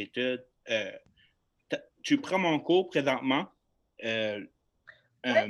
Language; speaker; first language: French; native; French